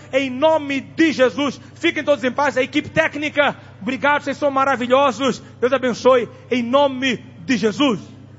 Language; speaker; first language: Portuguese; non-native, local second language; Tsonga